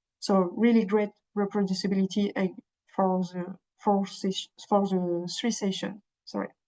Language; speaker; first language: English; non-native, fluent; French